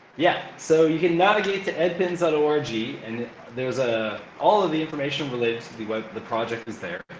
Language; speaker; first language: English; native; English